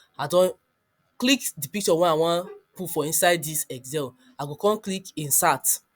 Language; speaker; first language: Nigerian Pidgin; non-native, local second language; Yoruba